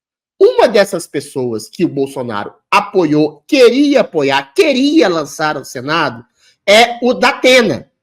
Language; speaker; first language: Portuguese; native; Portuguese